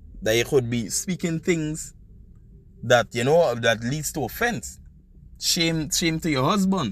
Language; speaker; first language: English; native; English